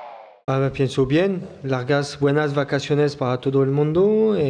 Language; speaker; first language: Spanish; non-native, learner; French